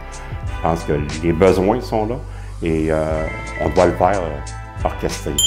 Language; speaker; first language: French; native; French